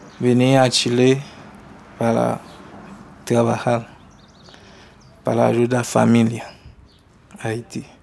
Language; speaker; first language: Spanish; non-native, learner; Haitian Creole